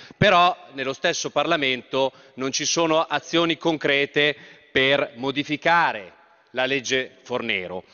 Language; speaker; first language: Italian; native; Italian